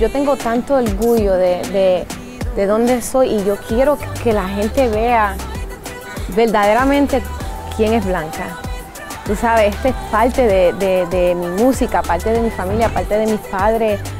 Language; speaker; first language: Spanish; early bilingual, other home language; English